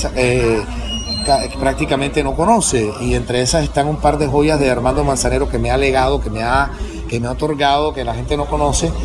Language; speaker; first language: Spanish; native; Spanish